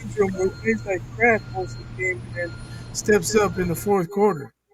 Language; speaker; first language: English; native; English